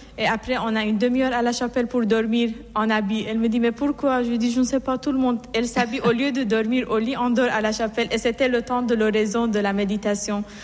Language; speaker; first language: French; non-native, fluent; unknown